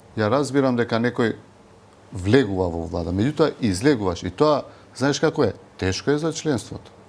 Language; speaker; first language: Macedonian; non-native, local second language; Albanian